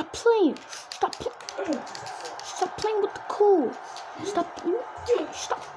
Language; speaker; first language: English; native; English